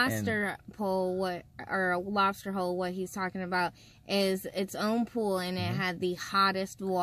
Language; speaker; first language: English; native; English